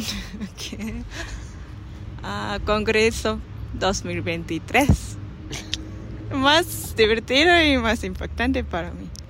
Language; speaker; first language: Spanish; non-native, learner; Japanese